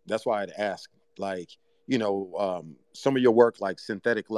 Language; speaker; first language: English; early bilingual, other home language; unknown